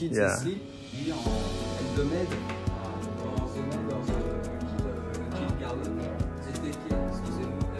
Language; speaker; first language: English; non-native, learner; Thai